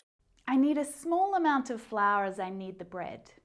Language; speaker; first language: English; native; English